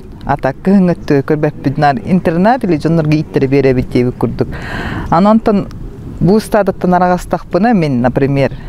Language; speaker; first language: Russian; non-native, local second language; Yakut